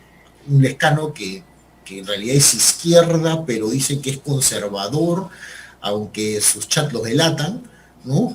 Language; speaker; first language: Spanish; native; Spanish